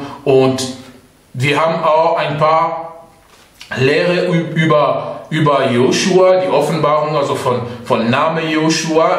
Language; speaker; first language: German; non-native, fluent; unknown